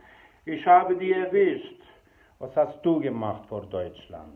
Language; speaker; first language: German; non-native, fluent; Persian